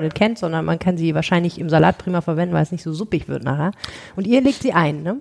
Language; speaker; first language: German; native; German